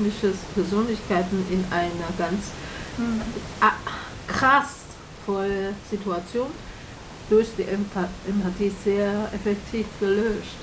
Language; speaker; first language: German; non-native, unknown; Chinese